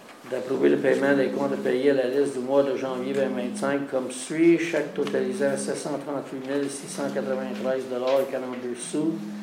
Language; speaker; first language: French; native; French